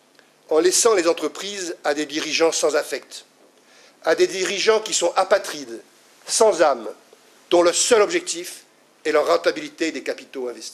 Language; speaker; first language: French; native; French